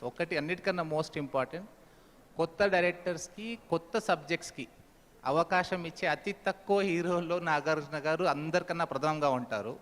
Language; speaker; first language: Telugu; native; Telugu